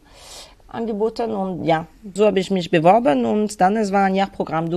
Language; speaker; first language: German; non-native, fluent; French